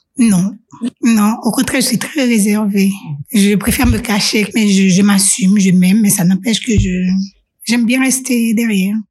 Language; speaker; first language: French; non-native, local second language; Haitian Creole